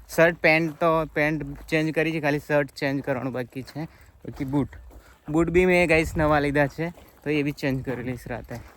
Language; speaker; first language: Gujarati; non-native, local second language; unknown